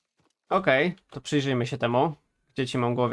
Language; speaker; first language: Polish; native; Polish